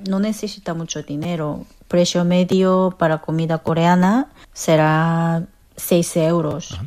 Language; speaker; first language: Spanish; non-native, fluent; Korean